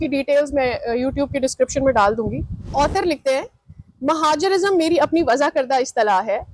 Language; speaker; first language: Urdu; native; Urdu